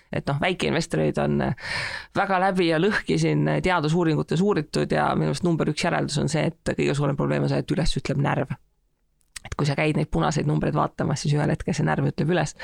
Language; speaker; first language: Estonian; native; Estonian